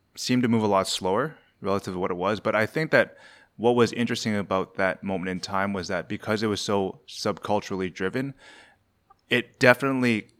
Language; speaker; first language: English; native; English